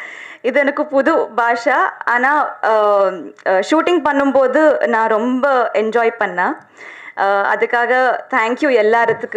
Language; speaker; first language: Tamil; non-native, learner; Telugu